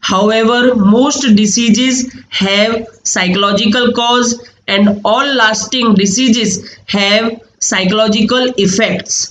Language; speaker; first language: English; non-native, local second language; Gujarati